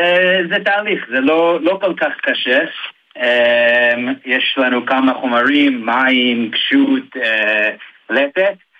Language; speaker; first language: Hebrew; non-native, fluent; English